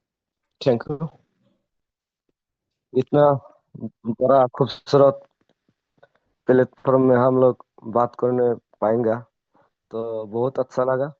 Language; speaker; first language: Hindi; non-native, local second language; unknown